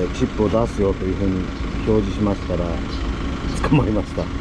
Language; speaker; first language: Japanese; native; Japanese